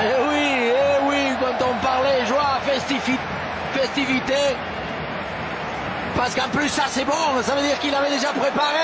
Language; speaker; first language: French; native; French